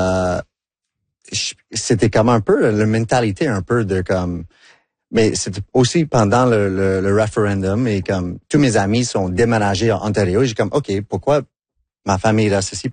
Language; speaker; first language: French; non-native, local second language; English